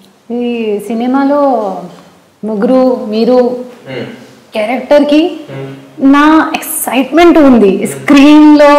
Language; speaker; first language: Telugu; non-native, learner; Hindi